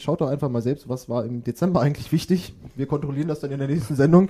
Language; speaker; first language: German; native; German